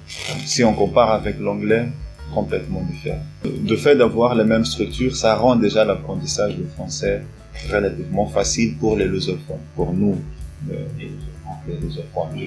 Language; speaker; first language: French; non-native, fluent; Portuguese